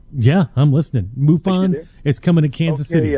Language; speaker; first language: English; native; English